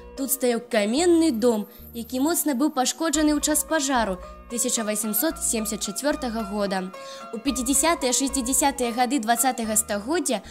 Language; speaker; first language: Belarusian; native; Belarusian